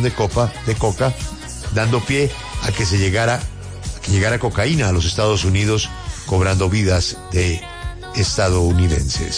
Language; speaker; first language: Spanish; native; Spanish